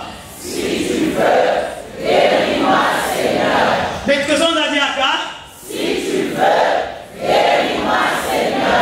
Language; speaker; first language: French; non-native, local second language; Lingala